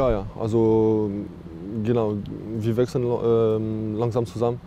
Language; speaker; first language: German; non-native, learner; French